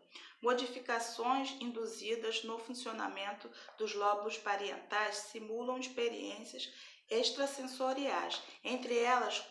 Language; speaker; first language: Portuguese; native; Portuguese